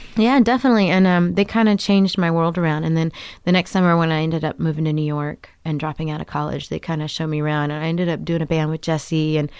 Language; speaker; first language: English; native; English